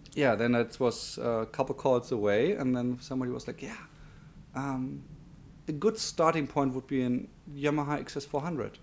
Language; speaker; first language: English; non-native, fluent; German